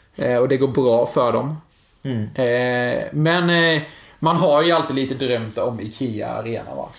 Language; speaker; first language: Swedish; native; Swedish